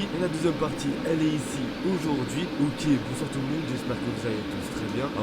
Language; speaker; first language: French; native; French